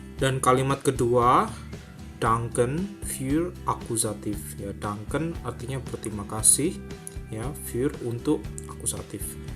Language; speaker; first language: Indonesian; native; Indonesian